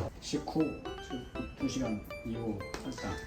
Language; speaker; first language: Korean; native; Korean